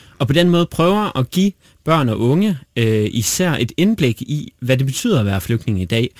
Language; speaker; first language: Danish; native; Danish